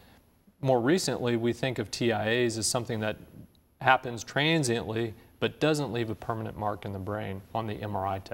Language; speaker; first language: English; native; English